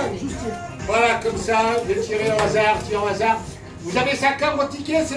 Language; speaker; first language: French; native; French